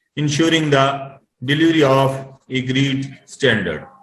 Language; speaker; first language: English; non-native, local second language; Urdu